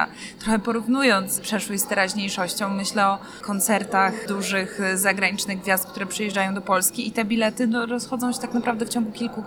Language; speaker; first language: Polish; native; Polish